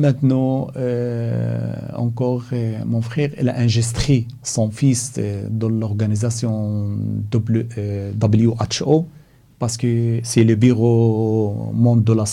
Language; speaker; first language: French; non-native, learner; Arabic